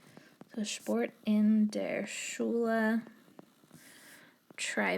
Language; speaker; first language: German; non-native, fluent; English